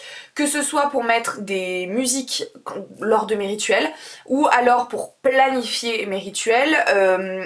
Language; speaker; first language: French; native; French